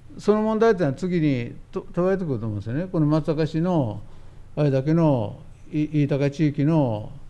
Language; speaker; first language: Japanese; native; Japanese